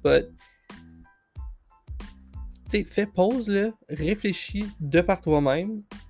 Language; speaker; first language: French; native; French